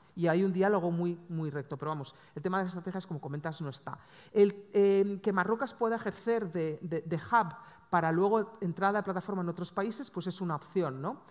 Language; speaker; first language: Spanish; native; Spanish